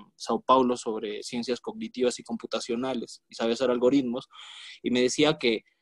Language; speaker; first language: Spanish; native; Spanish